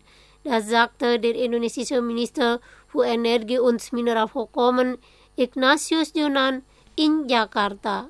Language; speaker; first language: German; non-native, fluent; Indonesian